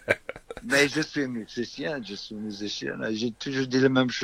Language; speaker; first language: French; non-native, fluent; English